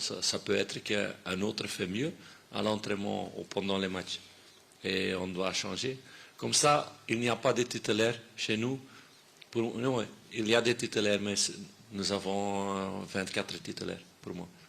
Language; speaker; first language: French; non-native, fluent; Dutch